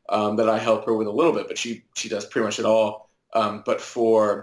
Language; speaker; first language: English; native; English